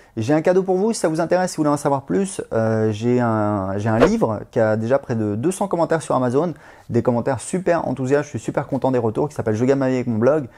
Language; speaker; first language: French; native; French